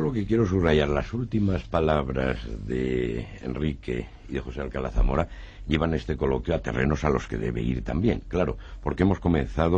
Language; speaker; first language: Spanish; native; Spanish